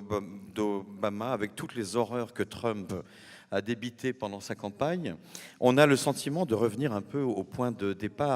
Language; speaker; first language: French; native; French